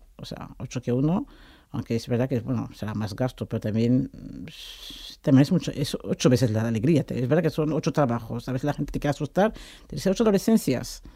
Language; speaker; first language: Spanish; non-native, fluent; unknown